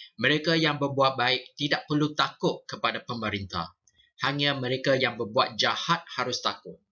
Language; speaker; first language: Malay; non-native, local second language; Chinese